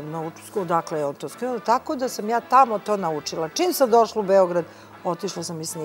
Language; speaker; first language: Serbian; native; Serbian